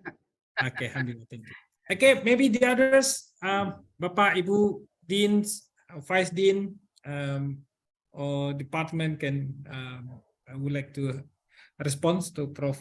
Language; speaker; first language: English; non-native, learner; Indonesian